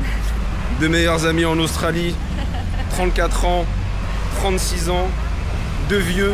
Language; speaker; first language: French; native; French